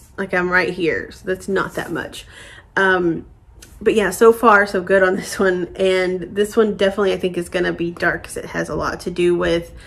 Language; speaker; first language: English; native; English